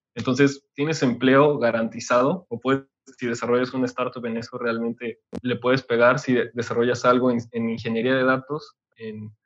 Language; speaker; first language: Spanish; native; Spanish